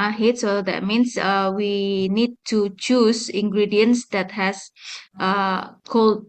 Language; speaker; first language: English; non-native, fluent; Indonesian